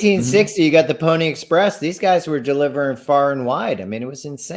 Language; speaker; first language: English; native; English